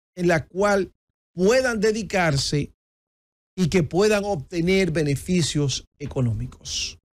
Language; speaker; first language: Spanish; native; Spanish